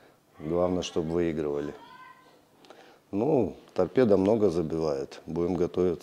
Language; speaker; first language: Russian; native; Russian